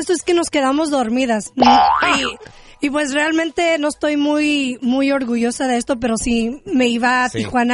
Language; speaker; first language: Spanish; early bilingual, heritage; Spanish